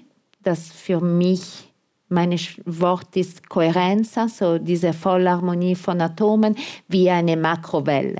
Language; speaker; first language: German; non-native, fluent; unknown